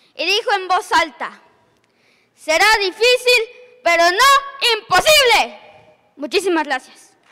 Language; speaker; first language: Spanish; native; Spanish